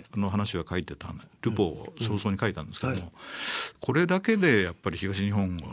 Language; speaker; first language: Japanese; native; Japanese